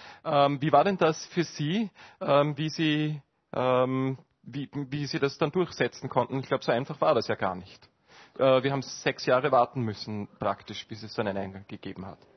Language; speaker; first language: German; native; German